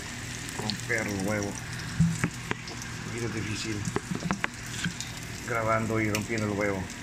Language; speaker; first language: Spanish; non-native, learner; English